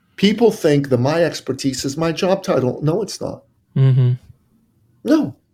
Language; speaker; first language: English; early bilingual, other home language; Persian